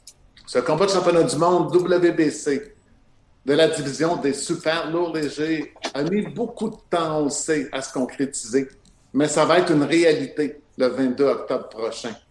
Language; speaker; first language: French; native; French